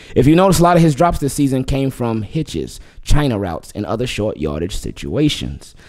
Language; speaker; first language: English; native; English